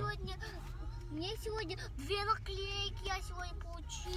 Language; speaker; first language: Russian; early bilingual, heritage; Russian